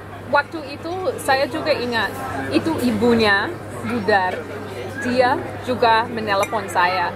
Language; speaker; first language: Indonesian; non-native, fluent; English